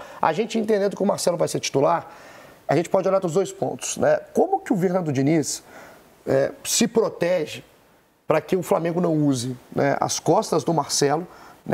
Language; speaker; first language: Portuguese; native; Portuguese